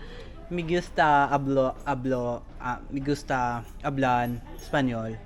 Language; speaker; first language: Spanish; non-native, learner; Filipino